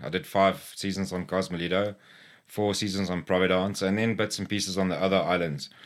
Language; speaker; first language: English; non-native, local second language; Afrikaans